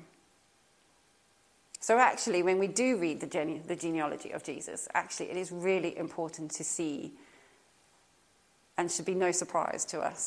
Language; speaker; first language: English; native; English